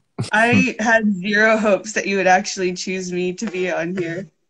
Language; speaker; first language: English; native; English